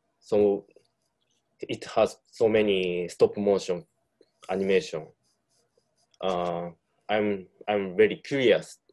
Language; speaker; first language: English; non-native, learner; Japanese